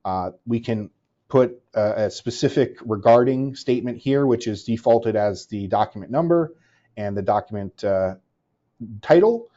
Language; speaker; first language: English; native; English